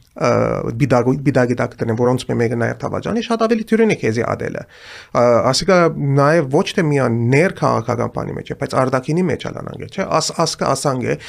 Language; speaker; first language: Armenian; native; Armenian